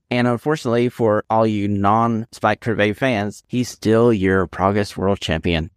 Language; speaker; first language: English; native; English